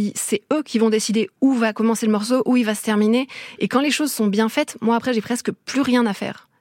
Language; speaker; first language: French; native; French